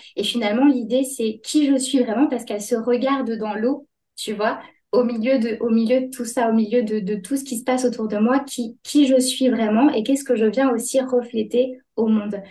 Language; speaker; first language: French; native; French